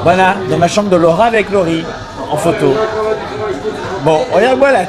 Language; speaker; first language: French; native; French